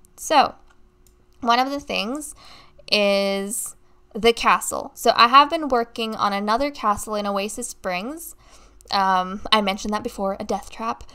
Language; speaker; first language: English; native; English